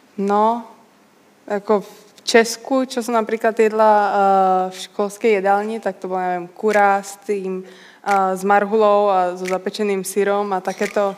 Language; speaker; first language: Slovak; early bilingual, heritage; Slovak